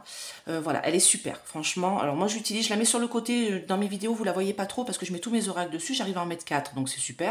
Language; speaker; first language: French; native; French